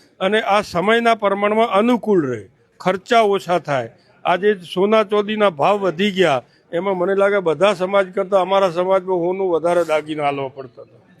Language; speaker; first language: Gujarati; native; Gujarati